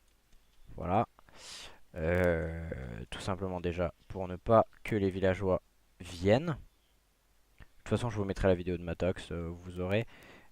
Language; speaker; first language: French; native; French